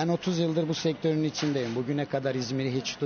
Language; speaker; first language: Turkish; native; Turkish